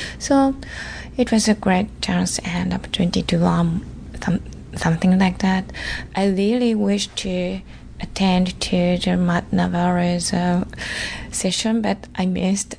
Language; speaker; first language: English; non-native, learner; Japanese